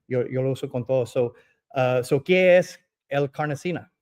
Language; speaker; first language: Spanish; early bilingual, other home language; English